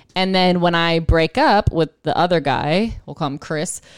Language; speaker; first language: English; native; English